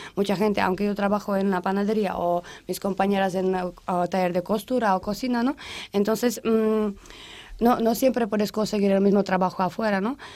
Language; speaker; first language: Spanish; non-native, fluent; Slovak